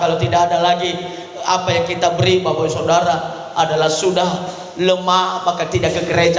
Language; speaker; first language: Indonesian; native; Indonesian